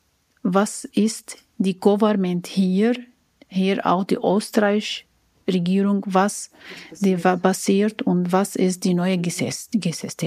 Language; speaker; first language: German; non-native, learner; Arabic